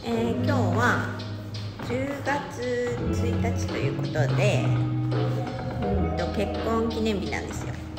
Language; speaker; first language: Japanese; native; Japanese